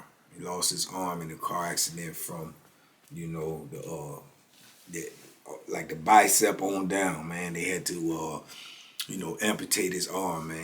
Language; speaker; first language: English; native; English